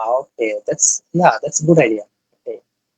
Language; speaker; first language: English; non-native, learner; Bangla